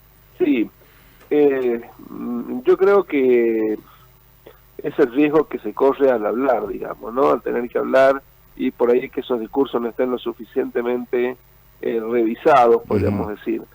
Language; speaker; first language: Spanish; native; Spanish